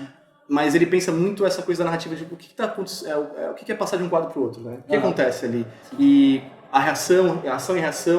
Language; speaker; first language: Portuguese; native; Portuguese